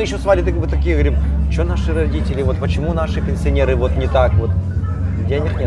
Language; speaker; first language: Russian; native; Russian